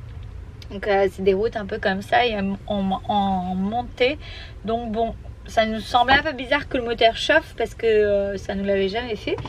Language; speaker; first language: French; native; French